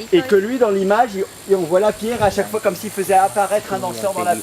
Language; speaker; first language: French; native; French